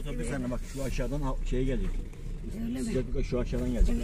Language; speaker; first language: Turkish; native; Turkish